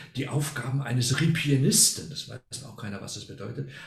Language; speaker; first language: German; non-native, fluent; Spanish